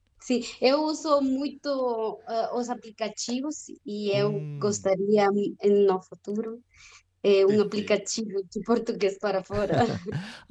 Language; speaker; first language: Portuguese; non-native, learner; Spanish